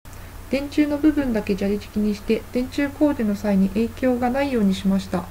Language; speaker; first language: Japanese; native; Japanese